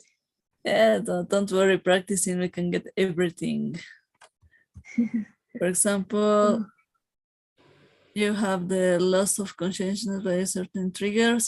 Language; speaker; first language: English; non-native, fluent; Spanish